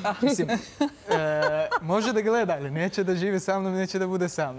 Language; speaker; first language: Serbian; non-native, fluent; Turkish